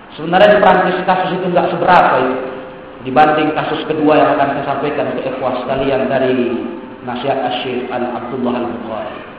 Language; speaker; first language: Indonesian; native; Indonesian